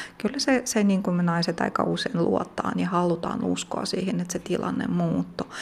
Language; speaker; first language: Finnish; non-native, fluent; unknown